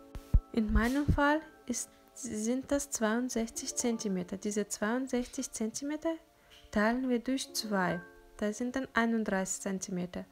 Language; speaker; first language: German; non-native, fluent; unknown